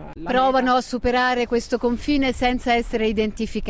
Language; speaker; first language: Italian; native; Italian